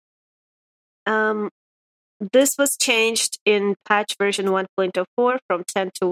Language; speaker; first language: English; non-native, fluent; Russian